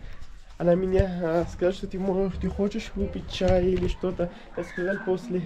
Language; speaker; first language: Russian; non-native, learner; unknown